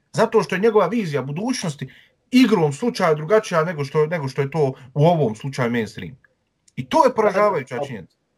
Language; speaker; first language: Bosnian; native; Bosnian